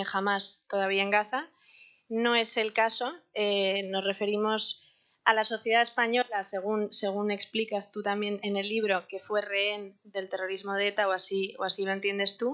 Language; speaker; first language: Spanish; native; Spanish